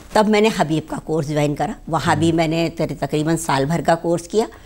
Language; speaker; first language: Hindi; native; Hindi